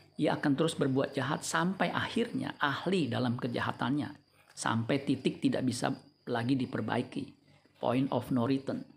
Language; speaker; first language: Indonesian; native; Indonesian